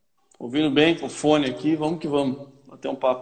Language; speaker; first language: Portuguese; native; Portuguese